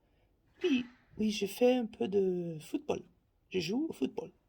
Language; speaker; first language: French; non-native, learner; Faroese